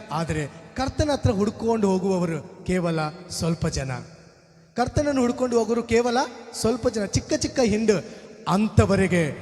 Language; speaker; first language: Kannada; non-native, local second language; Telugu